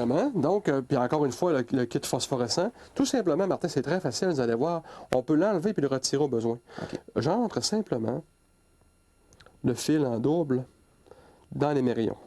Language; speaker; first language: French; native; French